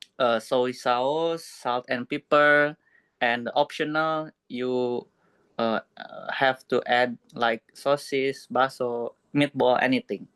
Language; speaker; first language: English; non-native, learner; Indonesian